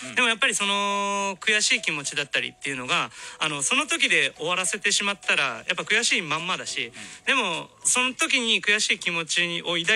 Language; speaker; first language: Japanese; native; Japanese